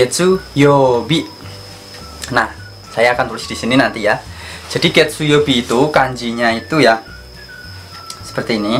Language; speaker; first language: Indonesian; native; Indonesian